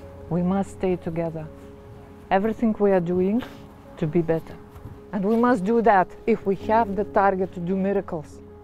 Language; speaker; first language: English; non-native, fluent; Lithuanian